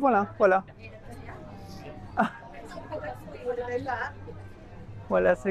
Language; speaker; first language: French; non-native, fluent; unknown